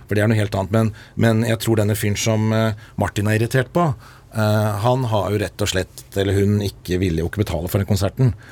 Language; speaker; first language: Norwegian; native; Norwegian